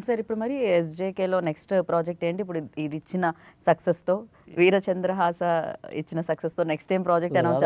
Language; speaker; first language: Telugu; native; Telugu